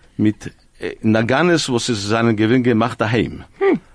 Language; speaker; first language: English; non-native, fluent; Spanish